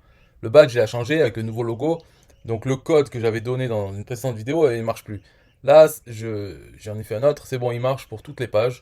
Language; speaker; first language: French; native; French